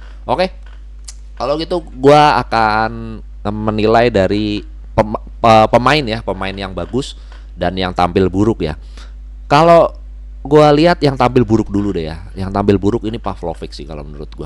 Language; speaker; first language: Indonesian; native; Indonesian